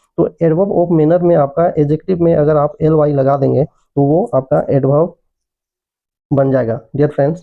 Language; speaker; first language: Hindi; native; Hindi